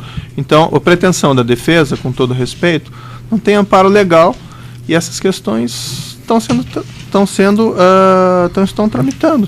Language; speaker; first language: Portuguese; native; Portuguese